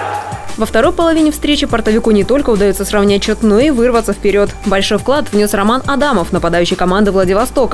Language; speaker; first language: Russian; native; Russian